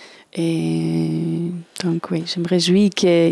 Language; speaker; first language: French; non-native, fluent; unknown